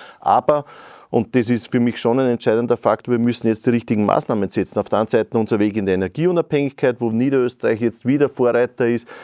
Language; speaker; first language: German; native; German